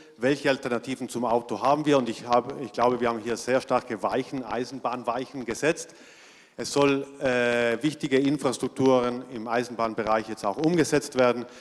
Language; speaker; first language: German; non-native, local second language; Ladin